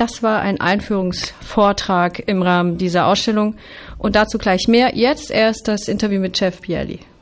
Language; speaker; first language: German; native; German